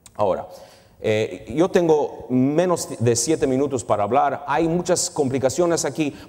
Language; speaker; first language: Spanish; early bilingual, heritage; Spanish